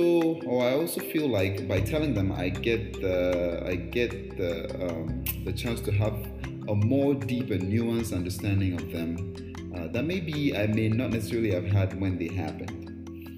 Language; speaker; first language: English; non-native, local second language; Akan